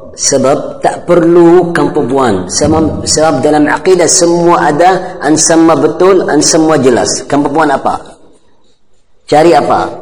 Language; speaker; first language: Malay; non-native, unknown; Arabic